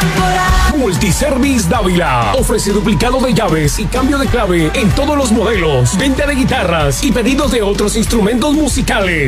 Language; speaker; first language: Spanish; native; Spanish